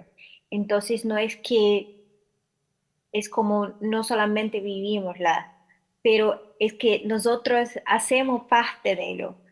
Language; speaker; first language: Spanish; non-native, learner; Portuguese